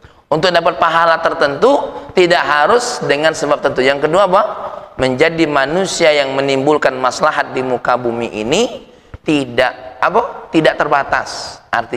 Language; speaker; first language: Indonesian; native; Indonesian